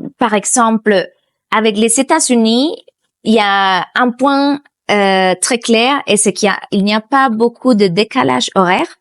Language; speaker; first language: French; non-native, fluent; Spanish